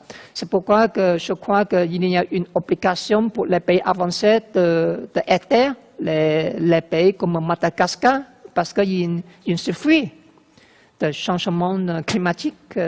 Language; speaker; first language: French; non-native, learner; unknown